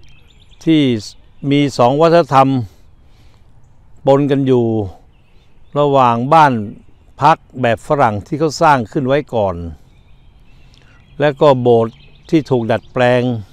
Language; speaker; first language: Thai; native; Thai